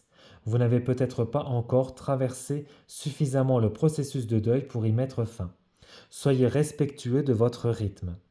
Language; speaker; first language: French; native; French